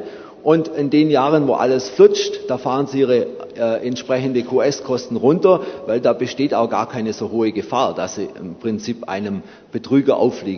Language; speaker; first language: German; native; German